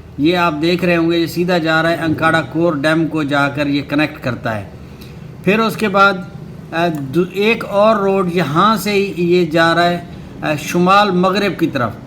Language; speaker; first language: Urdu; non-native, local second language; Baluchi